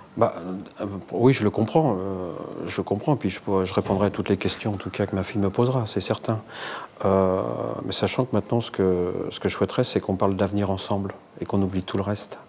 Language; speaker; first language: French; native; French